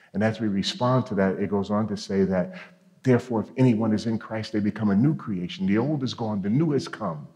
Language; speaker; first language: English; native; English